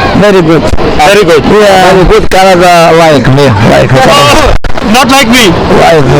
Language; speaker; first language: English; non-native, learner; Ukrainian